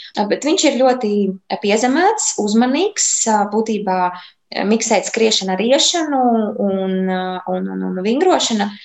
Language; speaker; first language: Latvian; native; Latvian